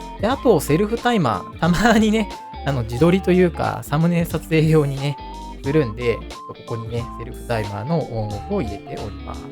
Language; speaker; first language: Japanese; native; Japanese